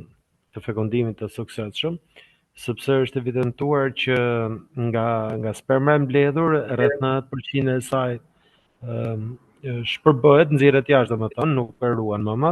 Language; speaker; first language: Albanian; native; Albanian